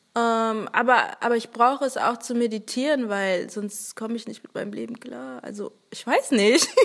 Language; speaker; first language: German; early bilingual, other home language; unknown